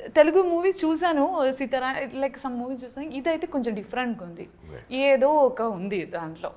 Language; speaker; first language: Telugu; non-native, learner; Malayalam